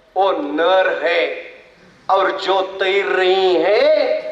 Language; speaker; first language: Hindi; non-native, local second language; Marathi